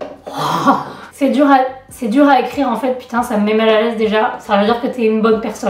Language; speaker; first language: French; native; French